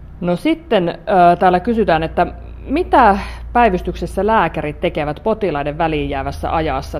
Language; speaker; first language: Finnish; native; Finnish